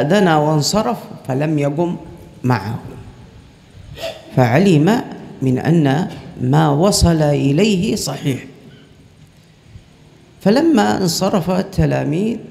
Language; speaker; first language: Arabic; native; Arabic